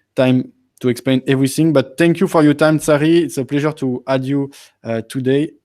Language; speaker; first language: English; non-native, learner; French